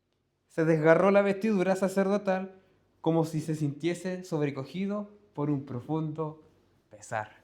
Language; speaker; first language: Spanish; native; Spanish